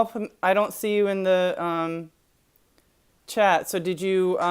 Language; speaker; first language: English; native; English